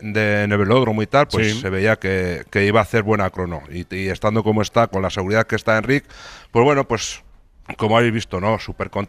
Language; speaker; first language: Spanish; native; Spanish